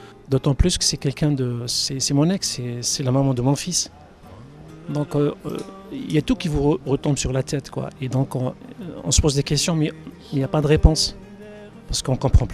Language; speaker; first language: French; non-native, local second language; Arabic